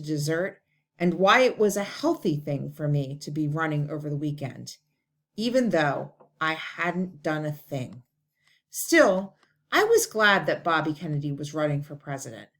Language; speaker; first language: English; native; English